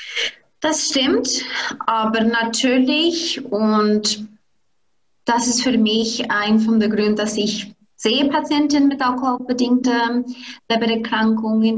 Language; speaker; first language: German; non-native, fluent; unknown